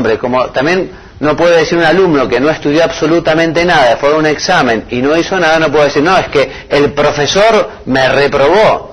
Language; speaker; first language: Spanish; native; Spanish